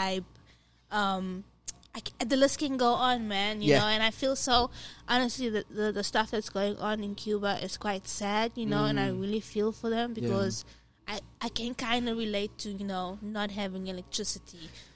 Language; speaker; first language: English; non-native, local second language; Dutch